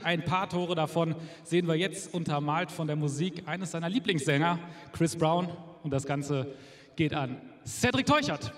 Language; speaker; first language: German; native; German